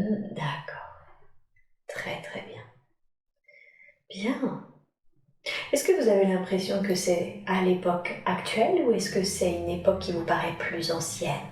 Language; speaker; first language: French; native; French